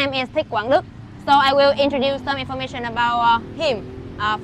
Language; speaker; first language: English; non-native, learner; Vietnamese